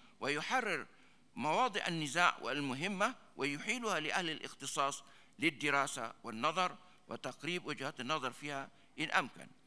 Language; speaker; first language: Arabic; non-native, fluent; Malay